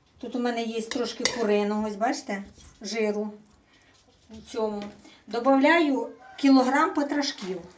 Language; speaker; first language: Ukrainian; non-native, local second language; Russian